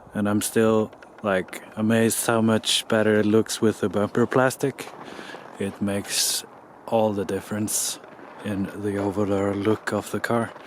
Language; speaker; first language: English; non-native, fluent; Icelandic